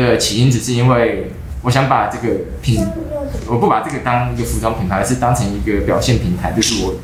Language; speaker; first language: Chinese; native; Chinese